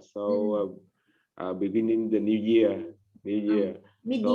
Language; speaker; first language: English; non-native, learner; Vietnamese